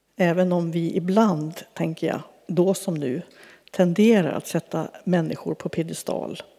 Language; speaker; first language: Swedish; native; Swedish